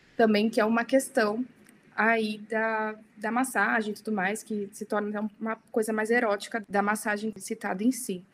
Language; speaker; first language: Portuguese; early bilingual, heritage; Portuguese